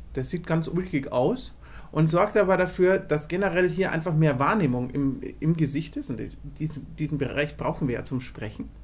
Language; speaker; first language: German; native; German